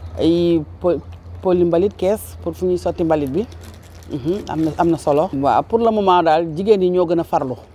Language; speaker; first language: Wolof; native; Wolof